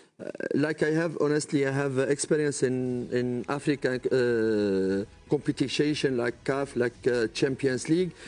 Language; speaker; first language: English; non-native, learner; French